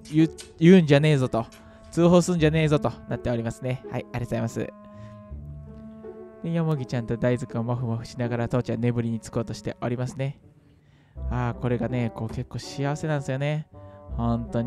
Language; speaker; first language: Japanese; native; Japanese